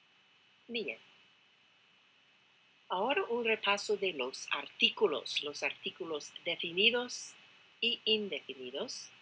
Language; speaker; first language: Spanish; non-native, fluent; English